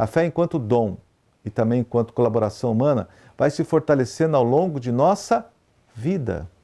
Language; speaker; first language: Portuguese; native; Portuguese